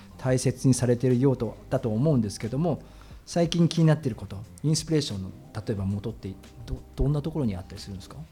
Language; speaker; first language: Japanese; native; Japanese